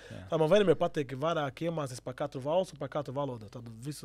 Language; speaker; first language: Latvian; non-native, learner; Portuguese